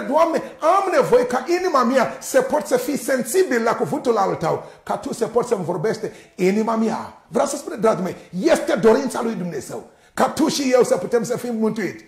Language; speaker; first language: Romanian; non-native, learner; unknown